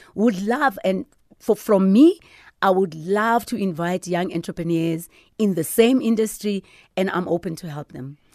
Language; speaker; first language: English; non-native, local second language; Southern Sotho